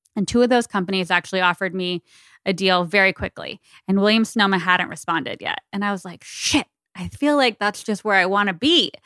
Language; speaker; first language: English; native; English